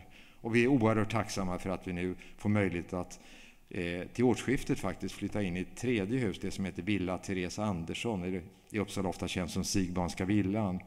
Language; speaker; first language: Swedish; native; Swedish